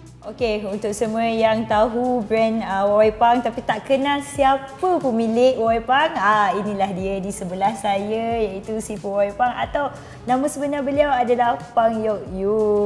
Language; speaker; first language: Malay; native; Malay